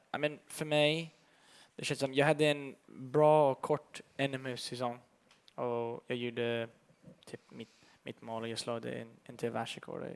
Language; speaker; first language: Swedish; early bilingual, heritage; English